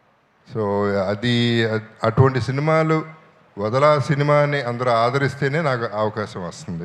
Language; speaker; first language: Telugu; native; Telugu